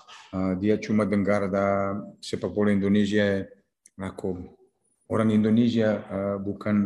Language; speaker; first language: Indonesian; non-native, fluent; Serbian